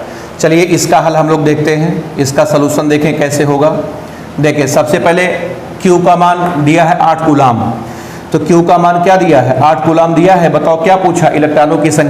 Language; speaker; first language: Hindi; native; Hindi